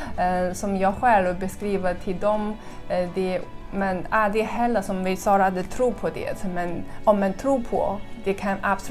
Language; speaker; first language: Swedish; non-native, learner; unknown